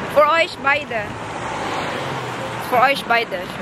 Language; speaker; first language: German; non-native, learner; Cebuano